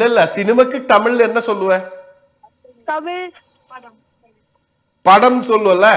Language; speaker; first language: Tamil; non-native, learner; Malayalam